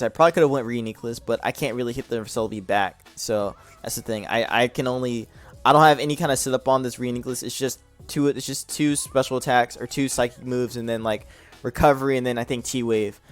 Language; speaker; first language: English; native; English